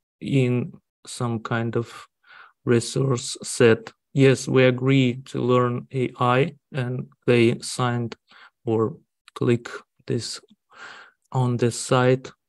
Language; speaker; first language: English; non-native, learner; Russian